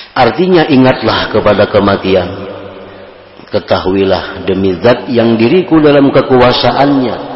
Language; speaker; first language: Indonesian; non-native, local second language; Banjar